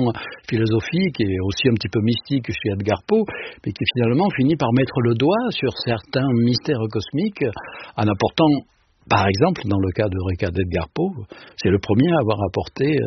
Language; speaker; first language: French; native; French